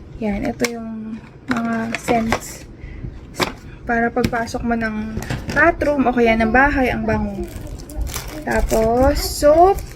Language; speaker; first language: Filipino; native; Filipino